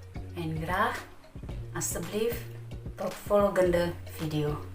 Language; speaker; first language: Dutch; non-native, learner; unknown